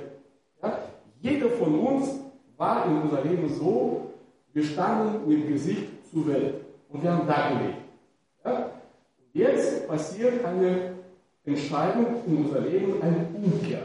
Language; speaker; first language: German; non-native, fluent; Russian